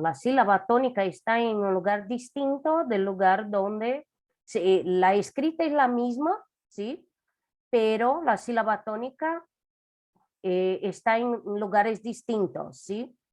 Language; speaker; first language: Spanish; non-native, fluent; Portuguese